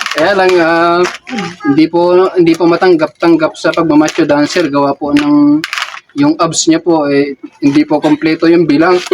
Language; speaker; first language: Filipino; non-native, local second language; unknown